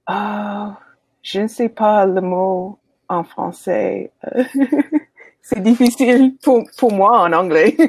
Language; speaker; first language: French; non-native, learner; English